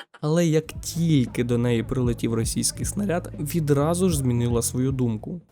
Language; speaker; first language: Ukrainian; non-native, local second language; Russian